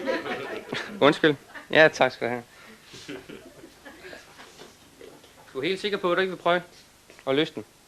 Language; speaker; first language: Danish; native; Danish